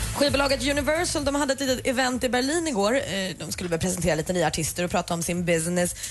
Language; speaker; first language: Swedish; native; Swedish